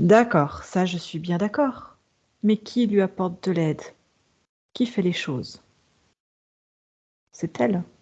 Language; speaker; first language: French; native; French